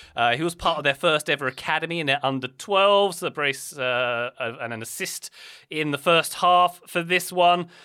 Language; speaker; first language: English; native; English